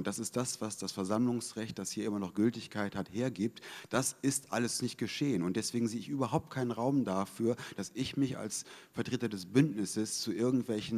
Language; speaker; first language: German; native; German